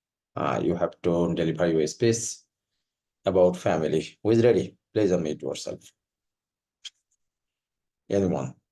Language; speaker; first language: English; non-native, fluent; Bangla